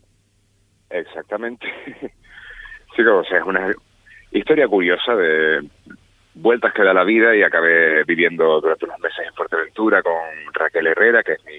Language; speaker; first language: Spanish; native; Spanish